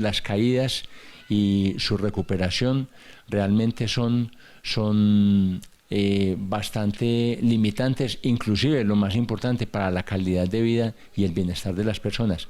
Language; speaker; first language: Spanish; native; Spanish